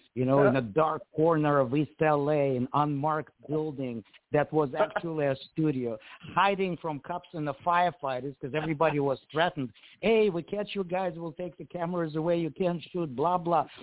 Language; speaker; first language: English; non-native, fluent; Ukrainian